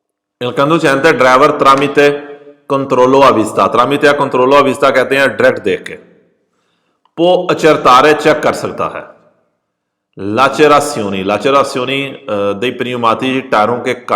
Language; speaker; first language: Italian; non-native, fluent; Urdu